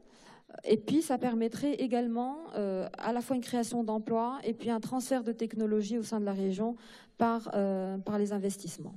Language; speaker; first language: French; non-native, local second language; Arabic